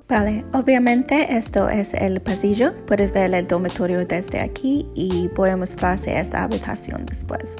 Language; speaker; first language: Spanish; non-native, learner; English